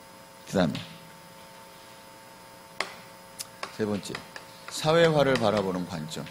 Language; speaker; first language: Korean; native; Korean